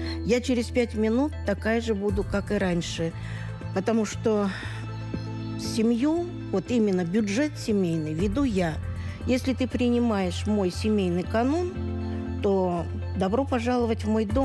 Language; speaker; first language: Russian; native; Russian